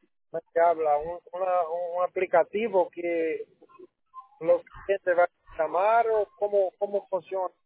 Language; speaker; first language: Spanish; non-native, learner; Portuguese